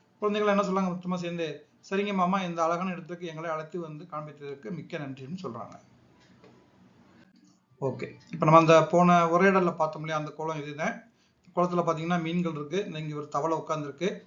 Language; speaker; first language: Tamil; native; Tamil